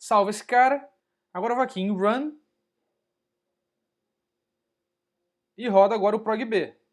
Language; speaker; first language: Portuguese; native; Portuguese